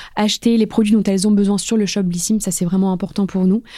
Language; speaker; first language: French; native; French